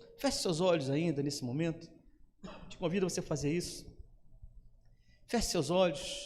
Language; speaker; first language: Portuguese; native; Portuguese